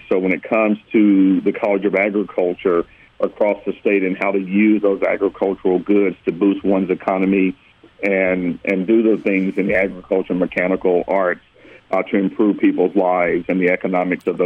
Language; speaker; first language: English; native; English